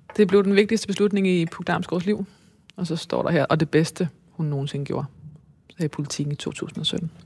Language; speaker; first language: Danish; native; Danish